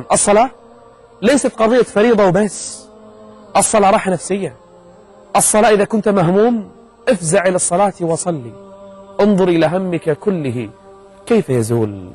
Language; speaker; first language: Arabic; native; Arabic